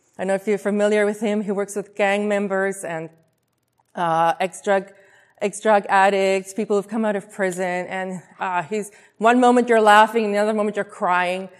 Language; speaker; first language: English; non-native, local second language; Afrikaans